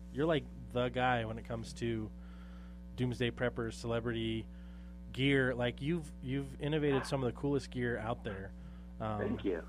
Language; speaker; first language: English; native; English